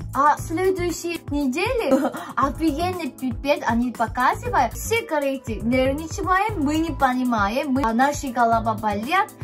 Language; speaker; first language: Russian; non-native, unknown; Korean